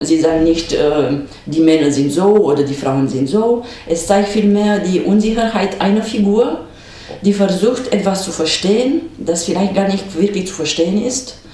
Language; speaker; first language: German; non-native, fluent; Romanian